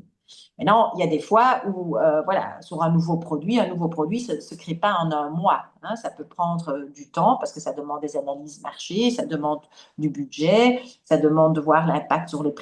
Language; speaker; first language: French; native; French